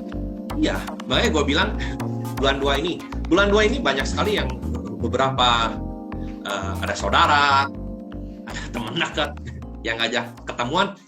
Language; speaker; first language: Indonesian; native; Indonesian